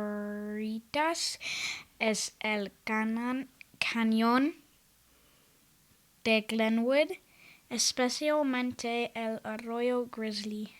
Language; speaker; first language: Spanish; non-native, learner; English